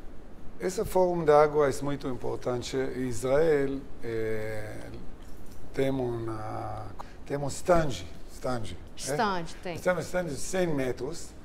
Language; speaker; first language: Portuguese; non-native, learner; Hebrew